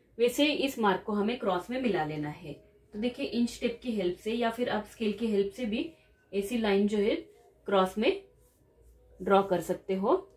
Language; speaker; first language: Hindi; non-native, local second language; Marathi